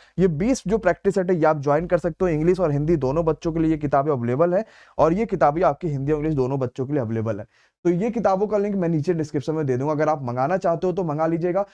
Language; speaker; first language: Hindi; native; Hindi